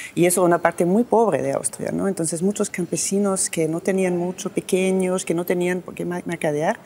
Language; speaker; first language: Spanish; non-native, fluent; German